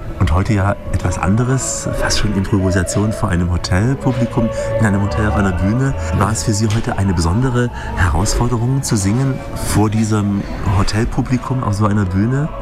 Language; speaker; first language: German; native; German